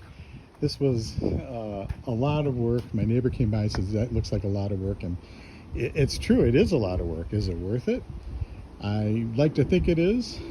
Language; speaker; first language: English; native; English